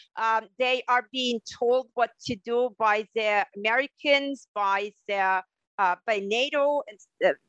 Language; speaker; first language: English; non-native, fluent; Russian